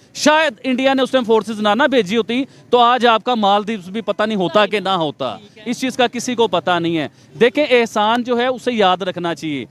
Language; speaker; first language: Urdu; non-native, local second language; Punjabi